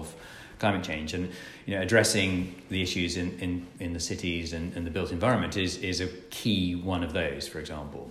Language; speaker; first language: English; native; English